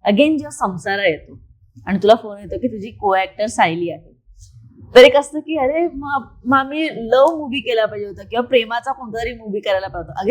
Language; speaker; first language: Marathi; native; Marathi